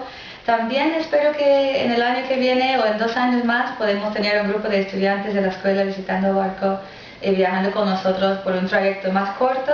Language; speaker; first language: Spanish; non-native, fluent; English